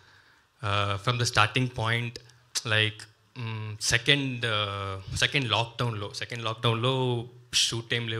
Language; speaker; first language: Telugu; non-native, learner; Tamil